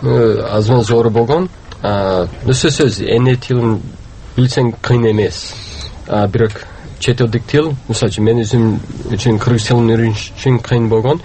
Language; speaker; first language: Kyrgyz; non-native, fluent; English